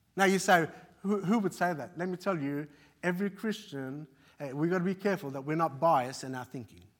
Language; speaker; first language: English; early bilingual, other home language; Arabic